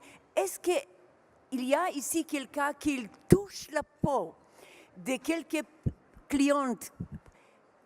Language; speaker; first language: French; non-native, learner; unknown